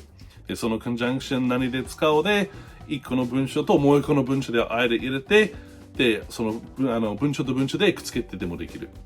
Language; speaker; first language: Japanese; non-native, fluent; English